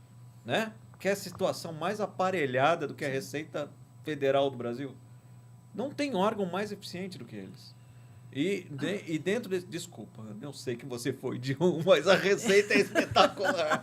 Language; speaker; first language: Portuguese; native; Portuguese